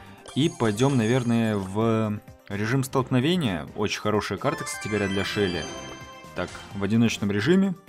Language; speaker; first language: Russian; native; Russian